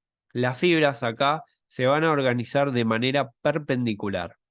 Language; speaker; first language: Spanish; native; Spanish